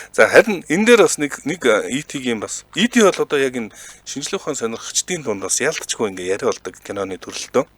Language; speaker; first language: Mongolian; native; Mongolian